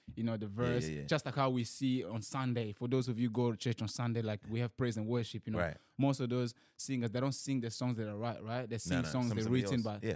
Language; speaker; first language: English; early bilingual, other home language; Lingala